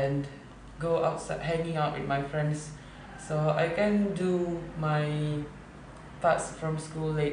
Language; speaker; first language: English; non-native, learner; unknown